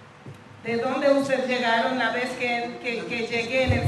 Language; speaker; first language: Spanish; non-native, fluent; Haitian Creole